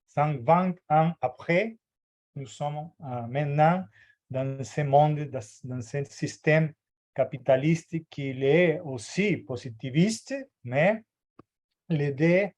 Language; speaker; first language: French; non-native, fluent; Portuguese